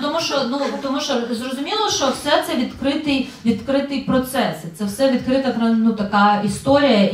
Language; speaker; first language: Ukrainian; native; Ukrainian